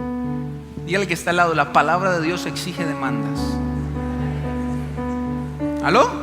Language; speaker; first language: Spanish; native; Spanish